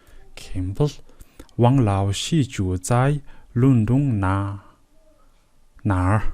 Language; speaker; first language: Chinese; non-native, learner; Mongolian